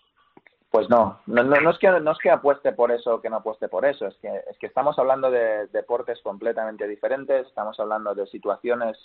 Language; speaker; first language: Spanish; native; Spanish